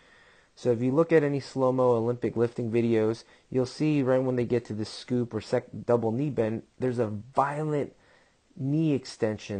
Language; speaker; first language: English; native; English